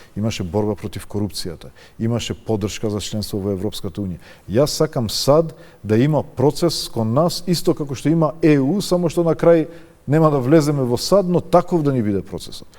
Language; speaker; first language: Macedonian; non-native, local second language; Albanian